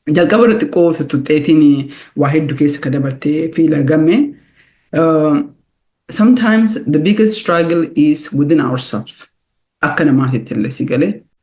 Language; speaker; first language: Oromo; early bilingual, heritage; Oromo